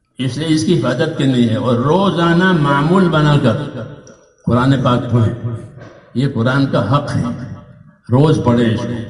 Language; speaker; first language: Urdu; non-native, local second language; Gujarati